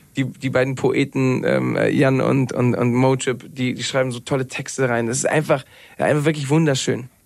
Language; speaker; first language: German; non-native, fluent; Spanish